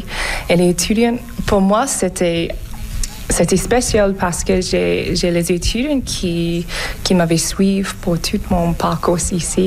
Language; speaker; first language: French; non-native, learner; English